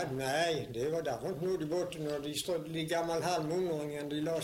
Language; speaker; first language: Swedish; native; Swedish